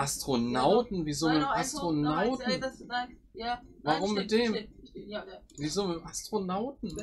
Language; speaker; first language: German; native; German